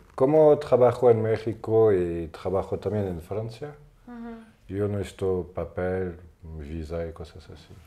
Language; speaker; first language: Spanish; non-native, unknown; French